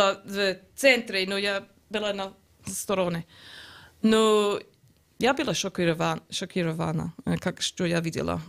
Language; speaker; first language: Russian; non-native, learner; English